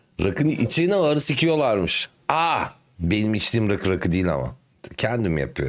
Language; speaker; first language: Turkish; native; Turkish